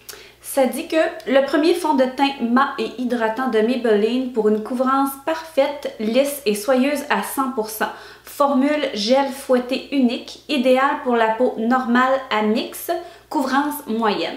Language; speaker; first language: French; native; French